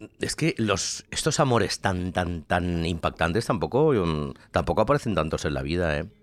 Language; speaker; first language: Spanish; native; Spanish